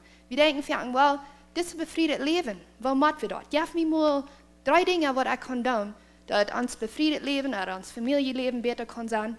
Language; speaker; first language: German; non-native, learner; Plautdietsch